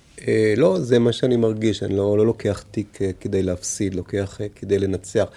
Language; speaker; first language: Hebrew; native; Hebrew